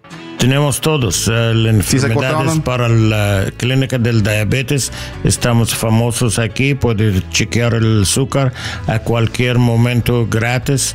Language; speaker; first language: Spanish; non-native, learner; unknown